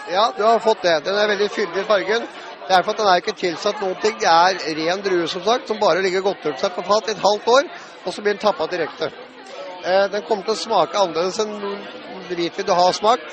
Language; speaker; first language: Norwegian; native; Norwegian